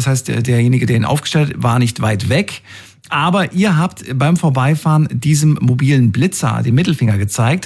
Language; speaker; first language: German; native; German